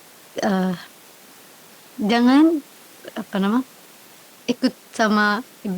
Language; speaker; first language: Indonesian; non-native, learner; Arabic